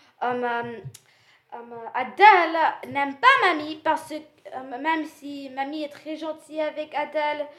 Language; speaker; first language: French; non-native, learner; English